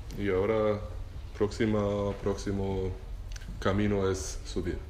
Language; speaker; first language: Spanish; non-native, learner; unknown